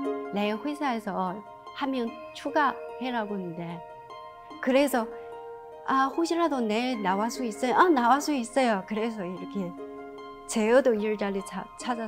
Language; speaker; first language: Korean; non-native, learner; Chinese